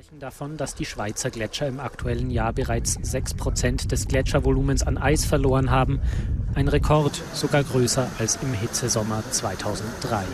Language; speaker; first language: German; native; German